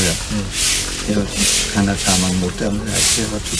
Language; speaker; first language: Indonesian; non-native, fluent; German